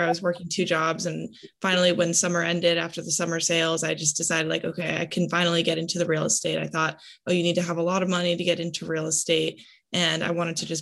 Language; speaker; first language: English; native; English